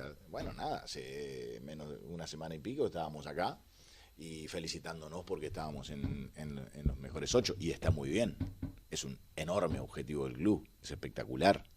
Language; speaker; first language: Spanish; native; Spanish